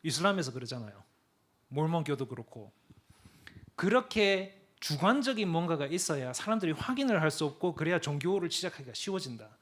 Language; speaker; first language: Korean; early bilingual, other home language; English